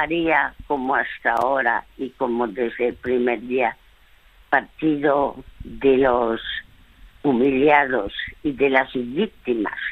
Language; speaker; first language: Spanish; early bilingual, other home language; French